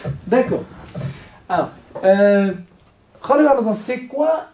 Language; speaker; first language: French; non-native, fluent; Kurdish